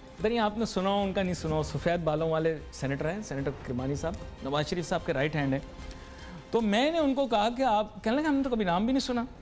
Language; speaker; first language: Urdu; non-native, local second language; Punjabi